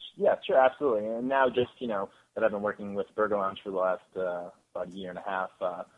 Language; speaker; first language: English; native; English